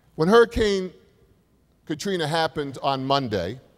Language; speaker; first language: English; native; English